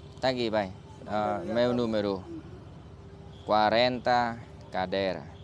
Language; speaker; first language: Portuguese; non-native, learner; Vietnamese